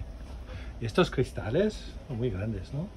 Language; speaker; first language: Spanish; non-native, fluent; English